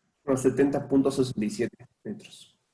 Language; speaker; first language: Spanish; native; Spanish